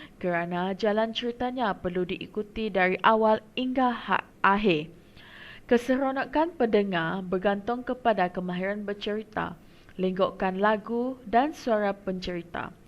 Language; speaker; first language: Malay; non-native, local second language; Iban